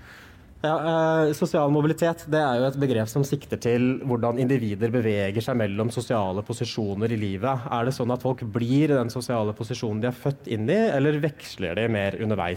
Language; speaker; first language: Norwegian; native; Norwegian